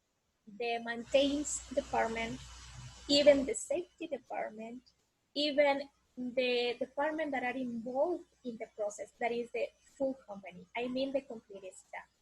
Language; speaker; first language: English; non-native, learner; Spanish